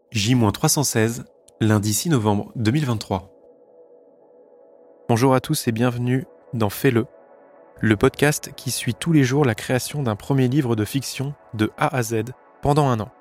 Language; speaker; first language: French; native; French